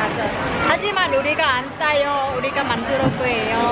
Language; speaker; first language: Korean; non-native, learner; Vietnamese